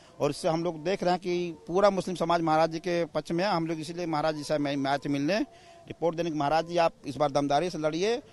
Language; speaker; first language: Hindi; native; Hindi